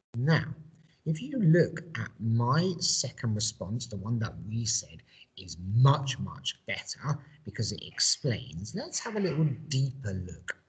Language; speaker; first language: English; native; English